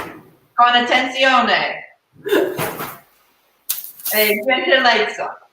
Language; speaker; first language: Italian; non-native, learner; English